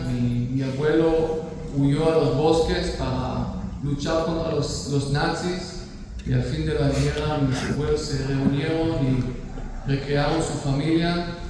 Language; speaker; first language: Spanish; non-native, fluent; Hebrew